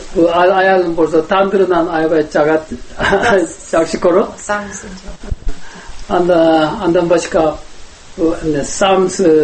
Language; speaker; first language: Kyrgyz; non-native, learner; Korean